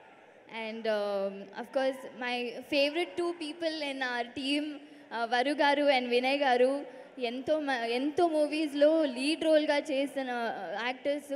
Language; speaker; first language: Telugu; non-native, learner; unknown